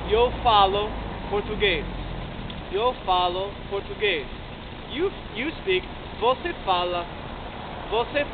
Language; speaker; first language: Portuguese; non-native, learner; English